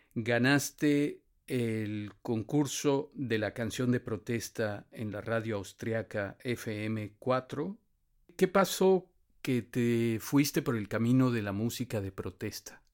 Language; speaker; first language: Spanish; native; Spanish